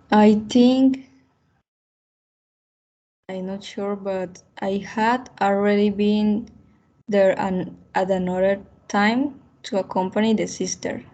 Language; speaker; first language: English; non-native, learner; Spanish